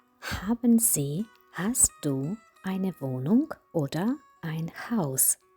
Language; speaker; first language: German; non-native, fluent; Ukrainian